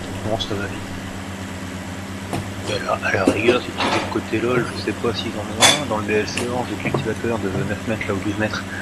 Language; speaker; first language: French; native; French